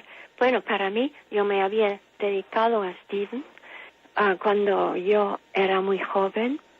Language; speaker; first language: Spanish; non-native, fluent; English